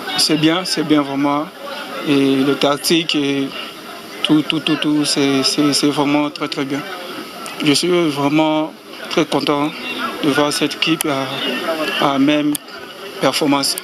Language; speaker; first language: French; non-native, fluent; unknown